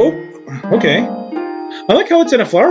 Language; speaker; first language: English; native; English